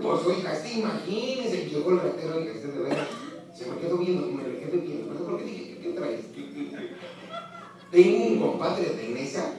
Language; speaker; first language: Spanish; native; Spanish